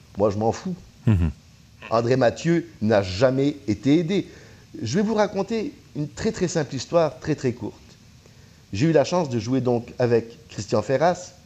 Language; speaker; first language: French; native; French